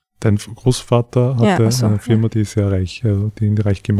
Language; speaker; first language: German; native; German